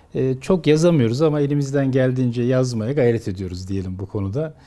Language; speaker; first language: Turkish; native; Turkish